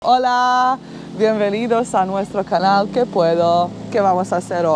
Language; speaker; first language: Spanish; non-native, fluent; Bosnian